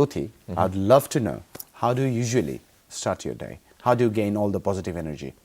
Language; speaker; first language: English; non-native, local second language; Bangla